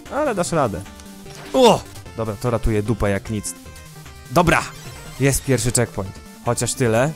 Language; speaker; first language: Polish; native; Polish